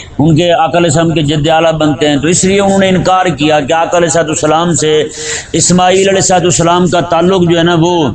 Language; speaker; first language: Urdu; non-native, local second language; Punjabi